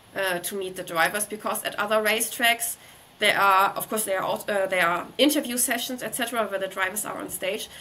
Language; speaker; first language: English; non-native, fluent; German